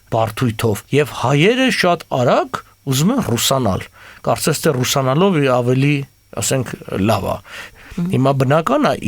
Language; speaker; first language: Armenian; native; Armenian